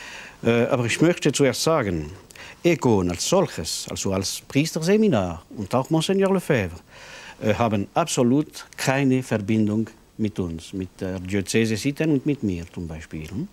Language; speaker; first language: German; non-native, local second language; French